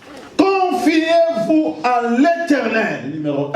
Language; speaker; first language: French; non-native, local second language; Lingala